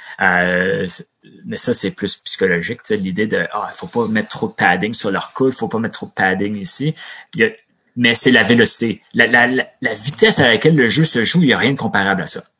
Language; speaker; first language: French; native; French